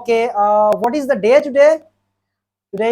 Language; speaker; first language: English; non-native, local second language; Bangla